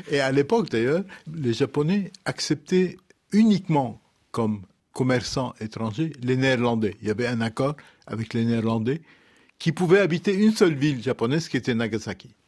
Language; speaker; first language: French; non-native, local second language; Arabic